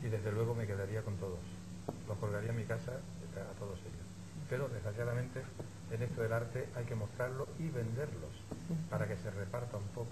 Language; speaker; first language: Spanish; native; Spanish